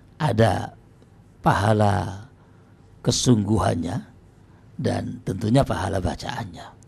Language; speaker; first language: Indonesian; non-native, local second language; Javanese